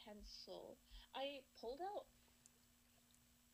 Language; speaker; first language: English; native; English